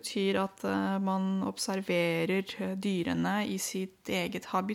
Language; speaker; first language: Norwegian; non-native, fluent; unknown